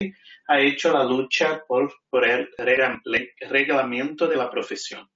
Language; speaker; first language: Spanish; non-native, fluent; Portuguese